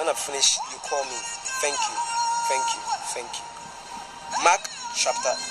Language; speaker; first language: English; non-native, local second language; Akan